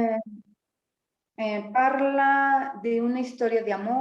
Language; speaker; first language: Italian; non-native, learner; Spanish